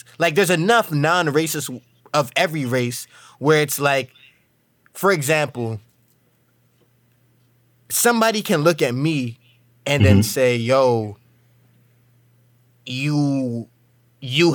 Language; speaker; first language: English; native; English